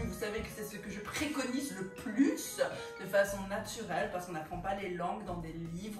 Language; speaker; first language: French; native; French